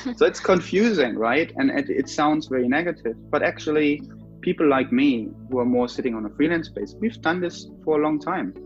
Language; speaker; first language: English; non-native, fluent; German